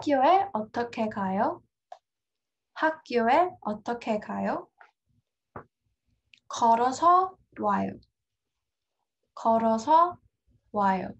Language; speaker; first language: Korean; non-native, fluent; English